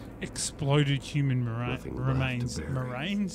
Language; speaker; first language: English; native; English